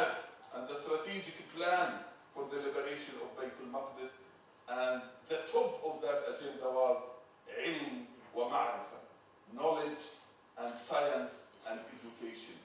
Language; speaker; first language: English; non-native, fluent; Arabic